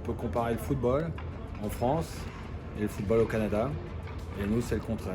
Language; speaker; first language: French; native; French